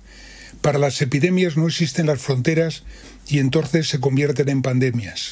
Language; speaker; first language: Spanish; native; Spanish